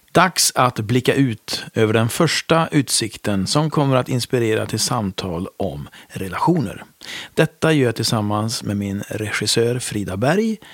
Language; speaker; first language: Swedish; native; Swedish